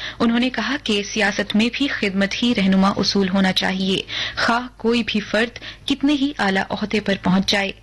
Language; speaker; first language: Urdu; non-native, local second language; Hindi